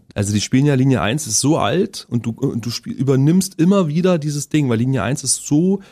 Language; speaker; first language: German; native; German